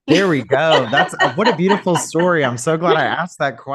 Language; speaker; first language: English; native; English